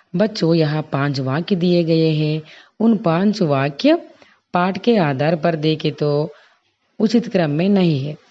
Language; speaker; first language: Hindi; non-native, local second language; Telugu